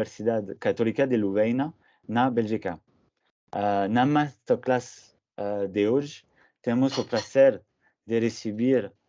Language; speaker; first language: Portuguese; non-native, fluent; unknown